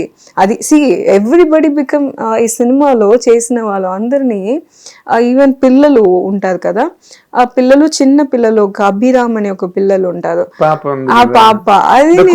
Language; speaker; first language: Telugu; non-native, fluent; Kannada